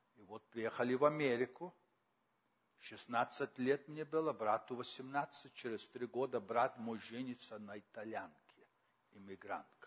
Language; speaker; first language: Russian; early bilingual, heritage; Russian